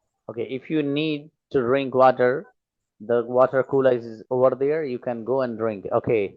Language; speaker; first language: English; non-native, fluent; Urdu